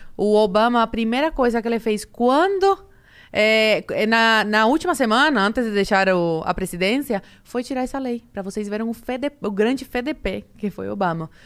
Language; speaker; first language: Portuguese; early bilingual, other home language; Spanish